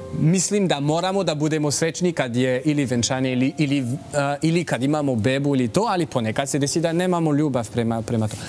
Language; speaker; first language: Serbian; non-native, learner; French